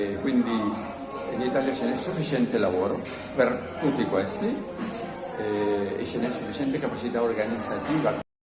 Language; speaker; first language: Italian; non-native, fluent; Spanish